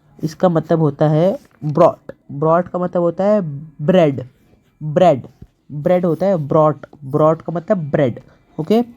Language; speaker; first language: Hindi; native; Hindi